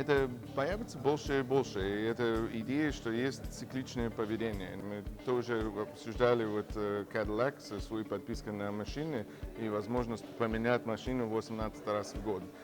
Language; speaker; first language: Russian; non-native, fluent; English